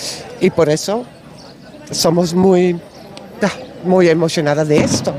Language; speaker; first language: Spanish; non-native, learner; Dutch